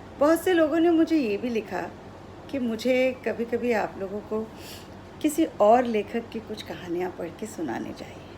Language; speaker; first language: Hindi; non-native, local second language; Odia